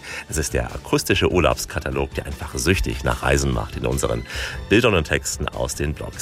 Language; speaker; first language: German; native; German